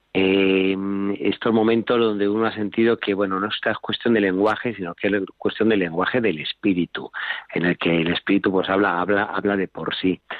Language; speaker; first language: Spanish; native; Spanish